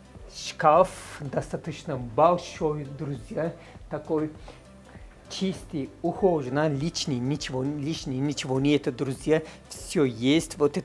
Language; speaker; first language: Russian; non-native, fluent; Turkish